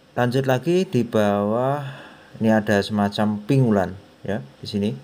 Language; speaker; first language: Indonesian; non-native, local second language; Javanese